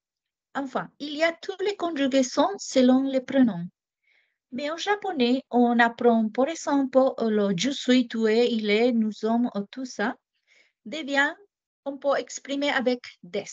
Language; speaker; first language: French; non-native, fluent; Japanese